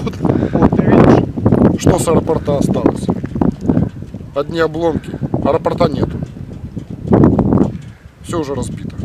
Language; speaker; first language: Russian; native; Russian